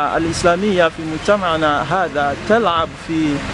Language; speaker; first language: Arabic; non-native, fluent; Yoruba